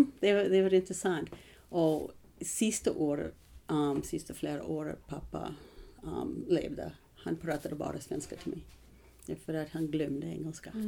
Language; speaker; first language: Swedish; non-native, learner; English